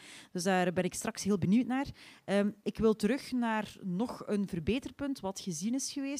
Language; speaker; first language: Dutch; native; Dutch